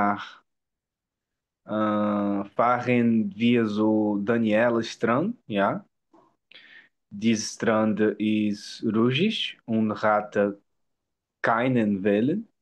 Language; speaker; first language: German; non-native, learner; Portuguese